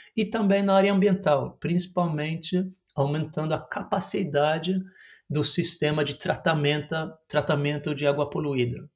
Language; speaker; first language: Portuguese; non-native, fluent; Norwegian